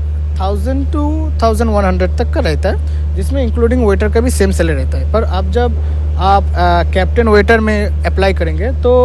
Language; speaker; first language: Hindi; non-native, local second language; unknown